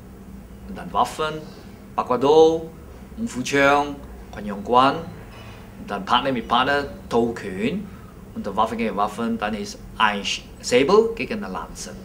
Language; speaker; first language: German; non-native, learner; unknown